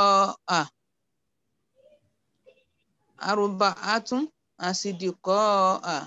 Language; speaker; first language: Arabic; non-native, learner; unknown